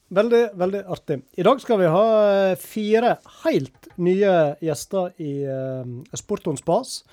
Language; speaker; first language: Norwegian; native; Norwegian